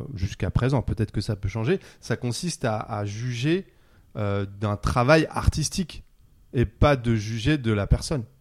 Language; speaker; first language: French; native; French